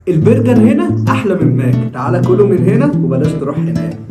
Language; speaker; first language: Arabic; native; Arabic